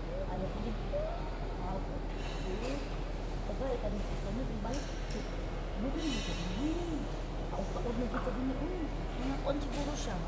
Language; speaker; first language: Filipino; non-native, local second language; Cebuano